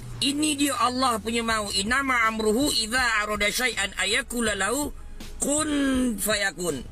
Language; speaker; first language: Malay; native; Malay